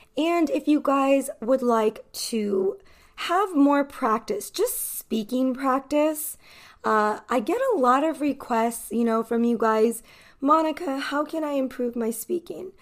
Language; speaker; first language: English; native; English